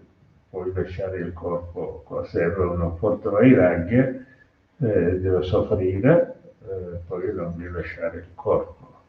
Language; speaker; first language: Italian; non-native, learner; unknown